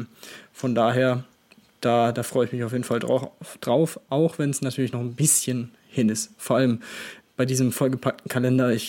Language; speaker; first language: German; native; German